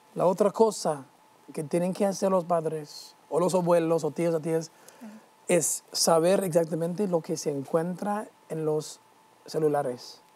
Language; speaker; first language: Spanish; non-native, fluent; English